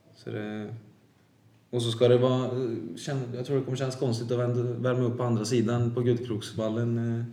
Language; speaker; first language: Swedish; native; Swedish